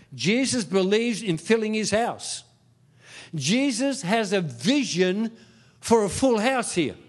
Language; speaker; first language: English; early bilingual, other home language; Dutch